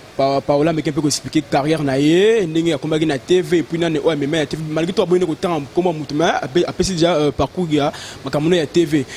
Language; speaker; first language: Lingala; native; Lingala